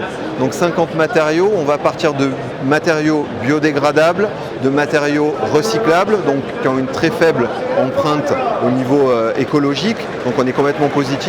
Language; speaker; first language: French; native; French